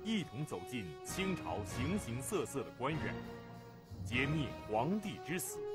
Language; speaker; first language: Chinese; native; Chinese